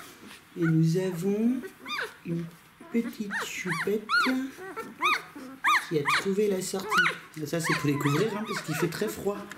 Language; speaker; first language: French; native; French